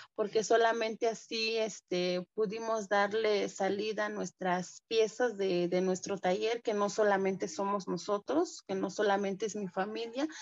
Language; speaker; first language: Spanish; non-native, local second language; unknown